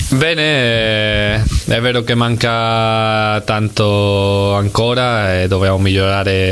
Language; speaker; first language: Italian; non-native, learner; Spanish